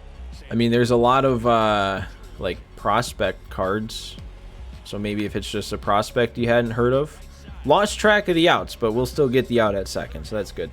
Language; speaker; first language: English; native; English